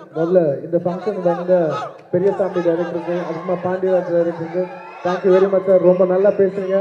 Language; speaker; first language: Tamil; non-native, local second language; Telugu